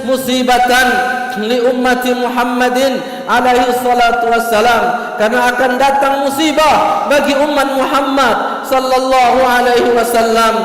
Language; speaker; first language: Indonesian; native; Indonesian